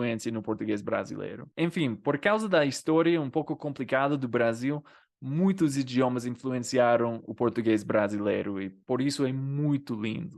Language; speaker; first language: Portuguese; non-native, fluent; English